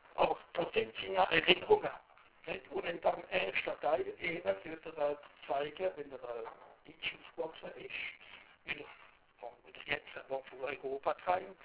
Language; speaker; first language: German; non-native, local second language; French